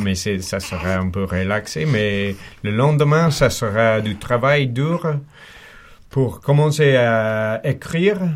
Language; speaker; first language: French; non-native, fluent; English